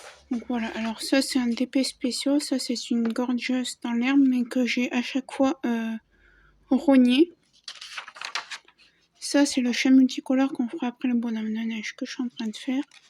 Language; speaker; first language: French; native; French